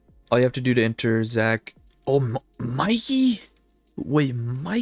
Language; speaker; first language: English; native; English